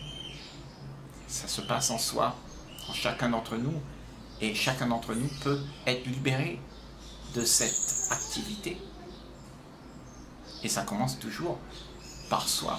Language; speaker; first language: French; native; French